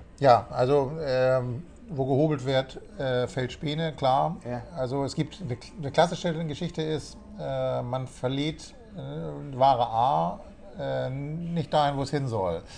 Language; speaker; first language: German; native; German